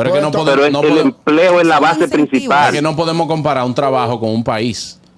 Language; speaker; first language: Spanish; native; Spanish